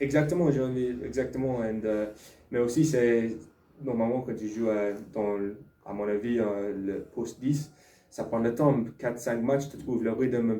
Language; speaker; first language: French; non-native, learner; English